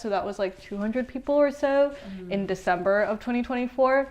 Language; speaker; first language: English; native; English